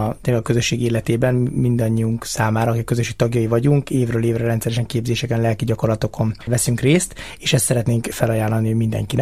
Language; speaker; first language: Hungarian; native; Hungarian